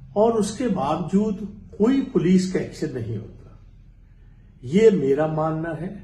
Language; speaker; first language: Hindi; non-native, local second language; Punjabi